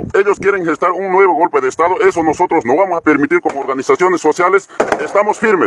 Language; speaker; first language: Spanish; native; Spanish